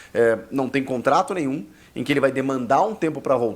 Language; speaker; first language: Portuguese; native; Portuguese